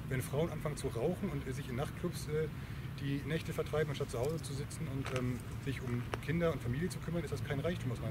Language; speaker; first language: German; native; German